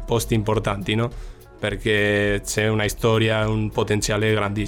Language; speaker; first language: Italian; non-native, fluent; Spanish